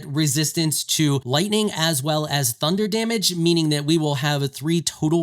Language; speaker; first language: English; native; English